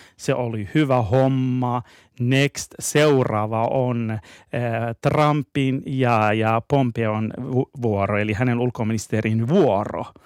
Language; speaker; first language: Finnish; non-native, fluent; Persian